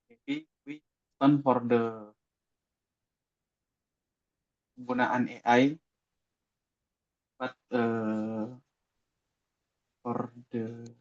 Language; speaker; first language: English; non-native, learner; Indonesian